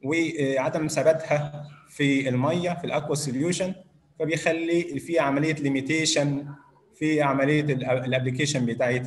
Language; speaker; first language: Arabic; native; Arabic